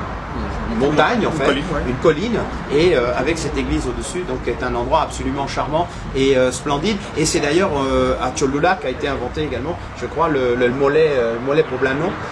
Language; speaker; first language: French; native; French